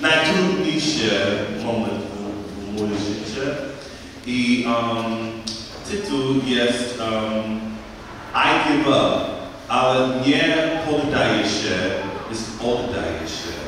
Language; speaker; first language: Polish; non-native, learner; English